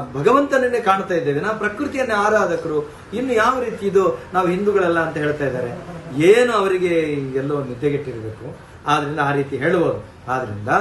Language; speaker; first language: Kannada; non-native, local second language; Tulu